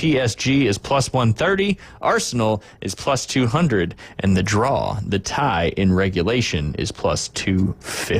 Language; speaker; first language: English; native; English